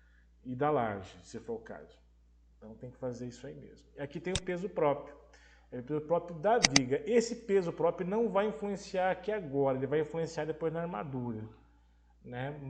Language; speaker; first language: Portuguese; native; Portuguese